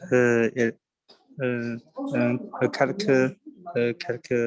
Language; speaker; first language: French; non-native, learner; Chinese